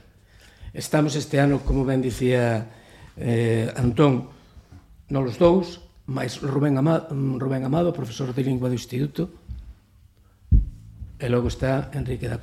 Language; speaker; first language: Galician; native; Galician